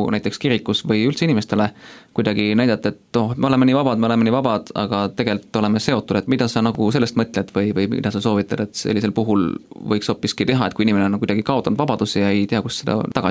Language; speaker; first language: Estonian; native; Estonian